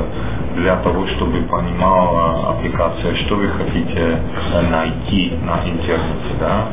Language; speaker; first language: Russian; non-native, fluent; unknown